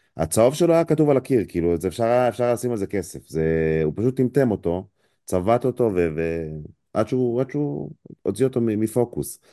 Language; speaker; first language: Hebrew; native; Hebrew